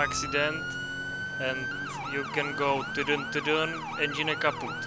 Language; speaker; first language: English; non-native, learner; Czech